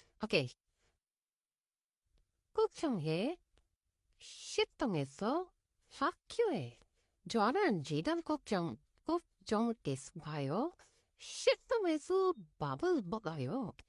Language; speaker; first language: Korean; non-native, fluent; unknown